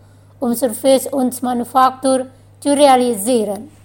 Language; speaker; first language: German; non-native, fluent; Indonesian